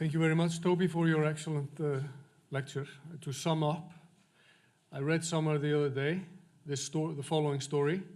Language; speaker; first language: English; non-native, fluent; Icelandic